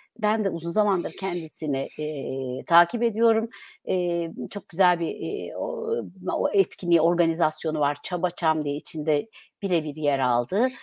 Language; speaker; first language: Turkish; native; Turkish